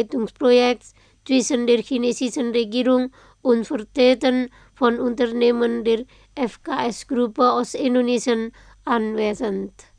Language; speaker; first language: German; non-native, fluent; Indonesian